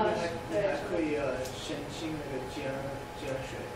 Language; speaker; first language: Chinese; non-native, learner; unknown